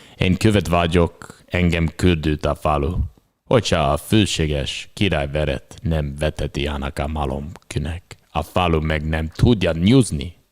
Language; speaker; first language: Hungarian; non-native, learner; English